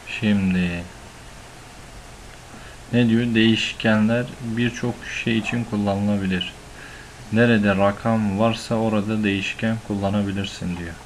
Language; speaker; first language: Turkish; native; Turkish